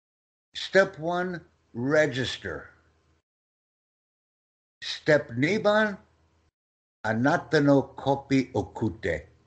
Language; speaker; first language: Japanese; non-native, learner; English